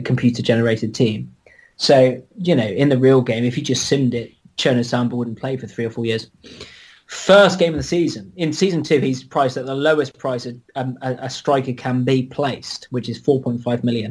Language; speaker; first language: English; native; English